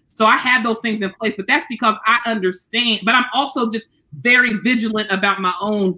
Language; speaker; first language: English; native; English